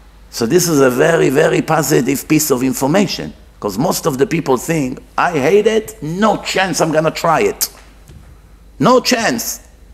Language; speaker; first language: English; non-native, fluent; Hebrew